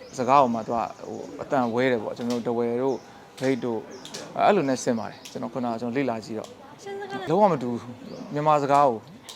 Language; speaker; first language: Burmese; non-native, local second language; Shan